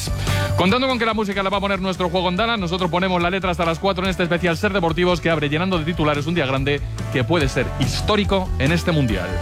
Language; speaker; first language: Spanish; native; Spanish